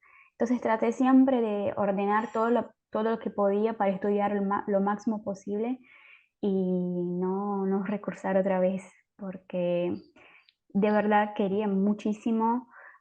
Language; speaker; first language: Spanish; native; Spanish